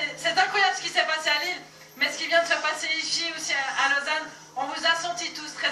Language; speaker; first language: French; native; French